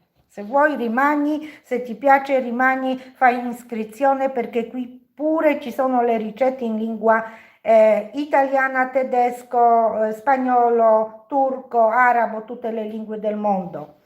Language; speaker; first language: Italian; non-native, learner; Polish